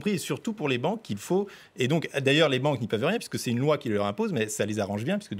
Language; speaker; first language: French; native; French